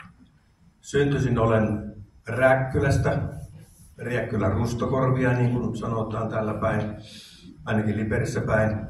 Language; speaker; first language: Finnish; native; Finnish